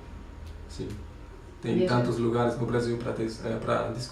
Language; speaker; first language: Portuguese; non-native, fluent; German